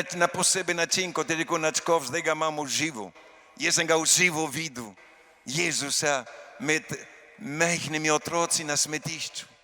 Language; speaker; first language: Slovenian; early bilingual, heritage; Slovenian